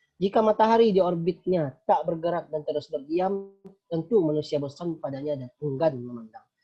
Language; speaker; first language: Indonesian; non-native, local second language; Minangkabau